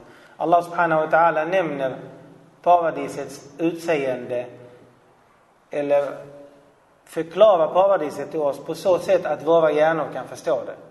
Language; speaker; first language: Swedish; non-native, fluent; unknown